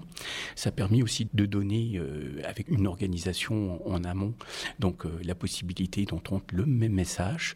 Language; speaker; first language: French; native; French